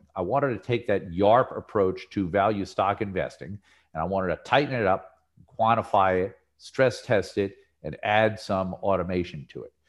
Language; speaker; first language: English; native; English